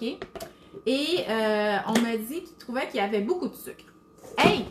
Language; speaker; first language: French; native; French